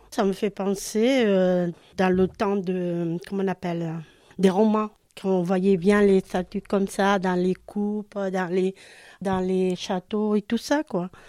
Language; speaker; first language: French; non-native, fluent; Spanish